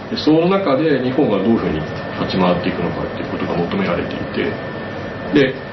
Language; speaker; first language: Japanese; native; Japanese